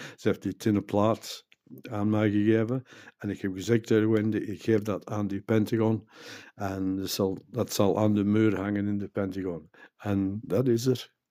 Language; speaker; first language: Dutch; non-native, fluent; English